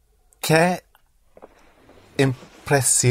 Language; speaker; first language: Spanish; non-native, learner; English